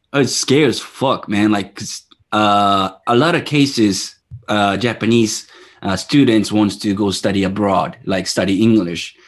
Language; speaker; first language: English; non-native, fluent; Japanese